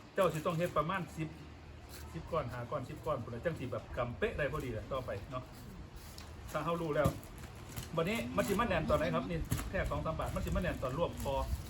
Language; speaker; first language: Thai; native; Thai